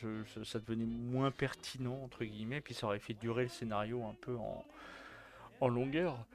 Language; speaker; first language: French; native; French